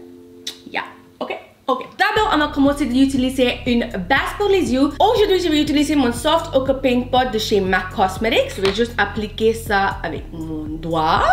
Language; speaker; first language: French; non-native, fluent; Hindi